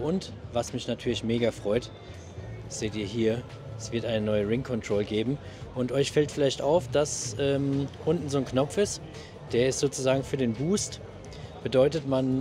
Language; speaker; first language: German; native; German